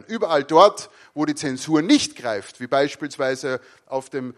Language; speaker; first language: German; native; German